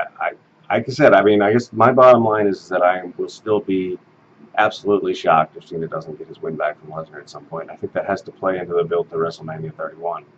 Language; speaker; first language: English; native; English